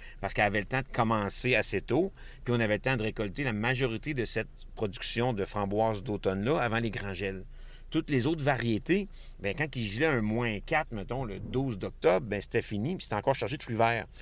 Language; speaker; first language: French; native; French